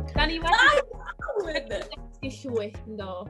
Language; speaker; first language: Welsh; native; Welsh